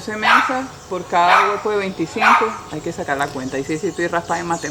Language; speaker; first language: Spanish; native; Spanish